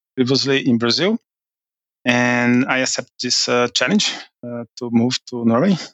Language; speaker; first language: English; non-native, fluent; Portuguese